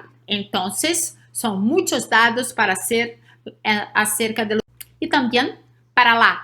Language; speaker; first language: Spanish; non-native, learner; Portuguese